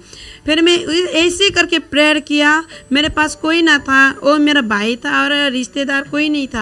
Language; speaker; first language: Hindi; non-native, local second language; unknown